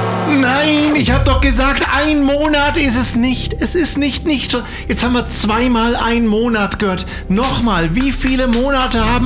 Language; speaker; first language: German; native; German